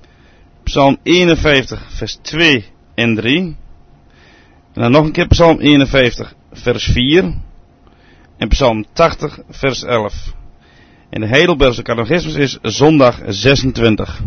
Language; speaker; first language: Dutch; native; Dutch